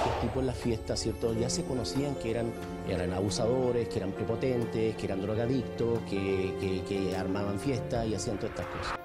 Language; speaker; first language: Spanish; native; Spanish